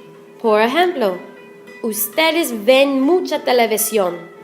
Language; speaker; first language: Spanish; non-native, fluent; English